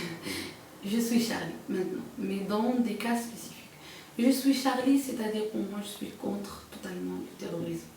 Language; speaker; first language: French; non-native, local second language; Arabic